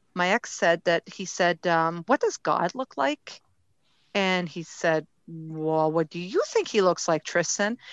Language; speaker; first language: English; native; English